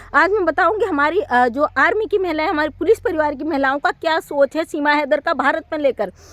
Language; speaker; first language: Hindi; native; Hindi